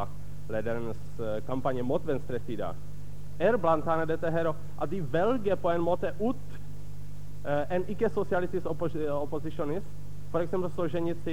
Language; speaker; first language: Norwegian; non-native, fluent; Czech